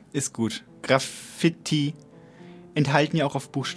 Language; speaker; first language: German; native; German